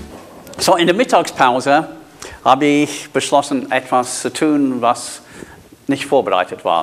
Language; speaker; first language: German; non-native, fluent; English